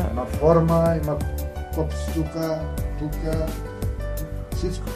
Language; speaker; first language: Bulgarian; non-native, learner; Greek